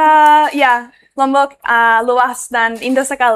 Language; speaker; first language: Indonesian; non-native, learner; English